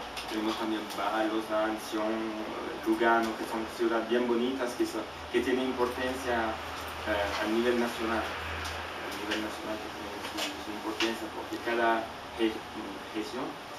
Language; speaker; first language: Spanish; non-native, fluent; French